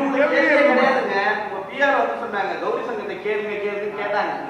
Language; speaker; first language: Tamil; native; Tamil